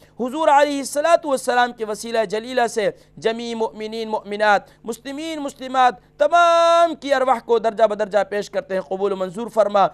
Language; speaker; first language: Urdu; native; Urdu